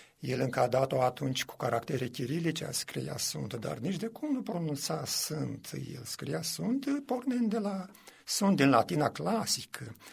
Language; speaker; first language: Romanian; native; Romanian